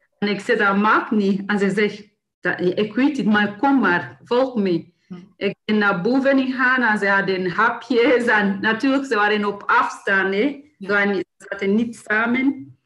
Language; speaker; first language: Dutch; non-native, learner; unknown